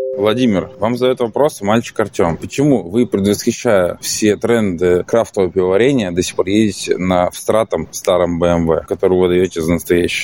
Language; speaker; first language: Russian; native; Russian